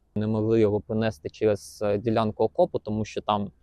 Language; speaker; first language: Ukrainian; native; Ukrainian